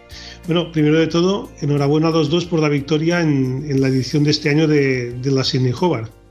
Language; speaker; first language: Spanish; native; Spanish